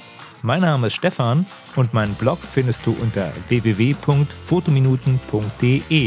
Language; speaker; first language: German; native; German